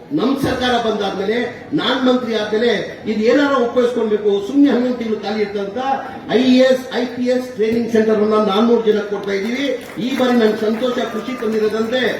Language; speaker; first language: Kannada; non-native, local second language; Urdu